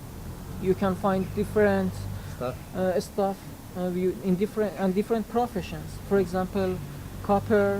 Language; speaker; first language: English; non-native, learner; Persian